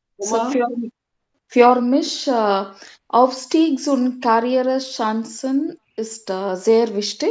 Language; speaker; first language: German; non-native, learner; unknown